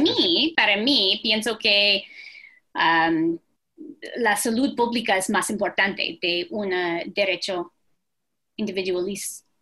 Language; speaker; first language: Spanish; non-native, fluent; English